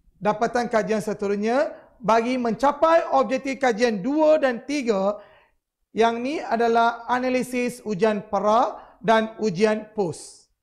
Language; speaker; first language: Malay; non-native, local second language; Tamil